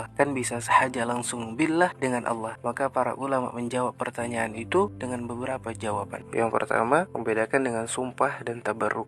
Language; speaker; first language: Malay; native; Malay